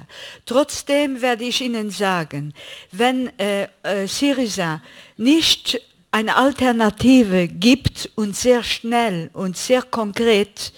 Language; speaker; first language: German; non-native, fluent; Greek